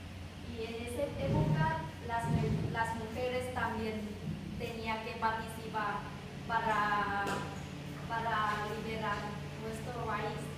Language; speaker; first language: Spanish; non-native, learner; Vietnamese